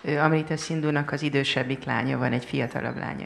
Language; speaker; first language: Hungarian; native; Hungarian